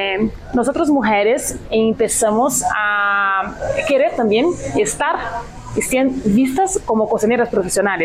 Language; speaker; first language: Spanish; non-native, fluent; Portuguese